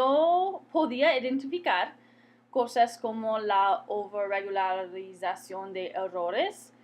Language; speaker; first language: Spanish; non-native, fluent; English